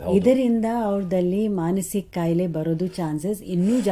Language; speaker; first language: Kannada; non-native, local second language; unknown